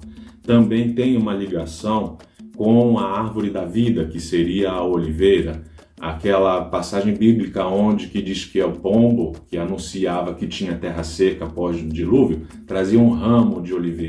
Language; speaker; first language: Portuguese; native; Portuguese